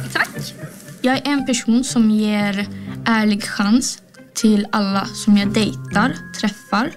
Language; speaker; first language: Swedish; early bilingual, other home language; Azerbaijani